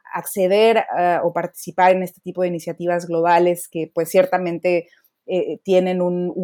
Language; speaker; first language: Spanish; native; Spanish